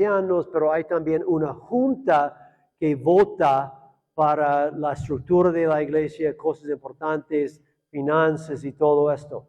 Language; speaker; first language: Spanish; non-native, fluent; English